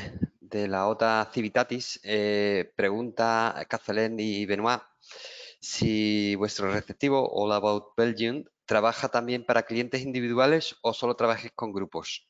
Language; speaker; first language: Spanish; native; Spanish